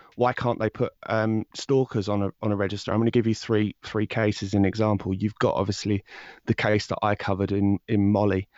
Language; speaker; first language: English; native; English